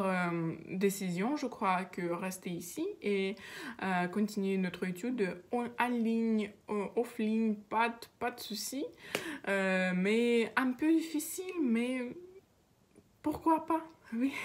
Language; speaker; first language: French; non-native, learner; Russian